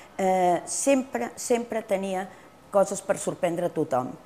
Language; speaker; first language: Catalan; early bilingual, other home language; Spanish